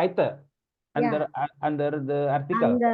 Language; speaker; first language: English; non-native, learner; Indonesian